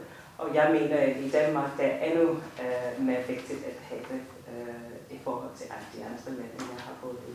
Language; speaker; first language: Danish; non-native, fluent; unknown